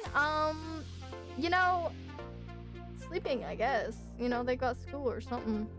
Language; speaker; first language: English; native; English